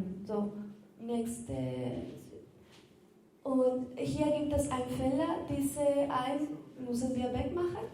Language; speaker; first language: German; non-native, learner; Spanish